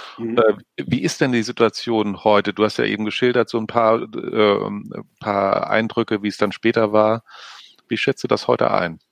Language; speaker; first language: German; native; German